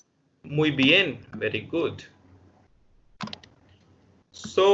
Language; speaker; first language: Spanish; non-native, fluent; Hindi